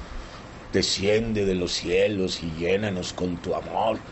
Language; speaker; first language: Spanish; native; Spanish